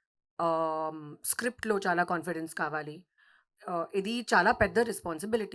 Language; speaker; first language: Telugu; non-native, learner; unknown